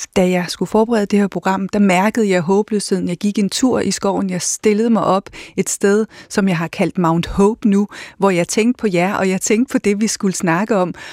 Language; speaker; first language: Danish; native; Danish